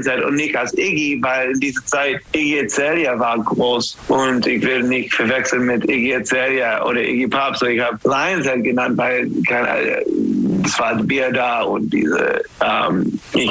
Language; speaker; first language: German; non-native, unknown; English